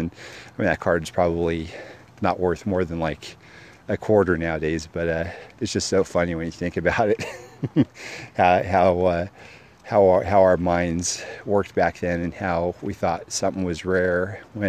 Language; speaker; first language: English; native; English